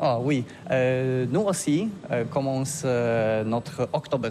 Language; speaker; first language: French; non-native, fluent; Polish